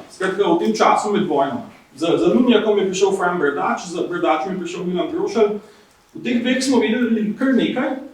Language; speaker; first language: Slovenian; native; Slovenian